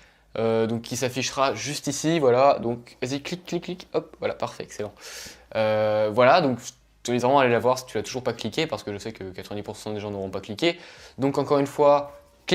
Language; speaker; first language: French; native; French